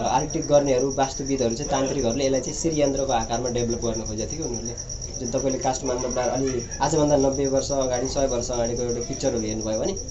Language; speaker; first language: Nepali; native; Nepali